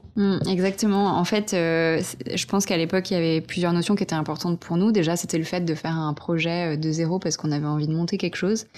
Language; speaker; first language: French; native; French